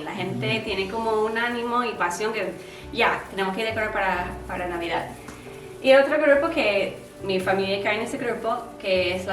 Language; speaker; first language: Spanish; non-native, learner; English